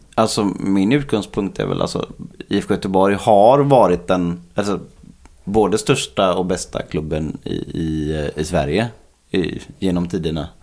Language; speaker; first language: Swedish; native; Swedish